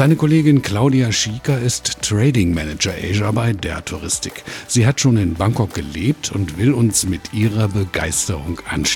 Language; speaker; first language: German; native; German